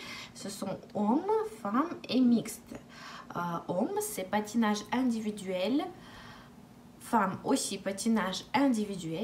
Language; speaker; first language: French; non-native, fluent; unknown